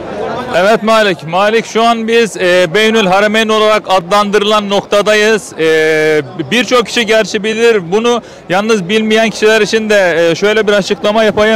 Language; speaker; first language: Turkish; native; Turkish